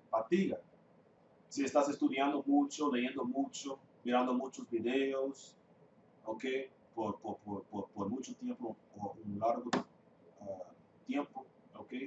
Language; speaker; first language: Spanish; non-native, fluent; English